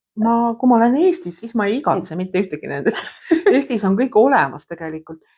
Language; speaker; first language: Estonian; native; Estonian